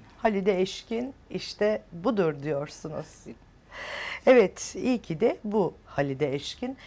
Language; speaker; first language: Turkish; native; Turkish